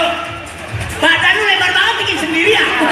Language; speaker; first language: Indonesian; native; Indonesian